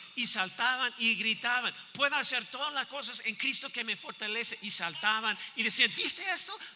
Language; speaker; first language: Spanish; non-native, fluent; English